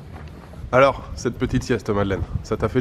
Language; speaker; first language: French; native; French